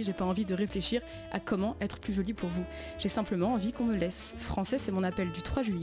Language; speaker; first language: French; native; French